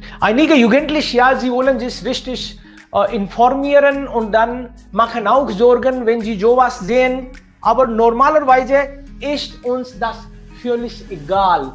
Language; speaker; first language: German; non-native, fluent; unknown